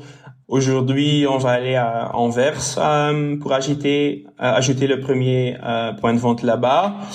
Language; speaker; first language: French; non-native, local second language; Dutch